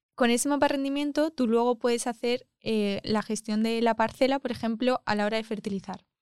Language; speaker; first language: Spanish; native; Spanish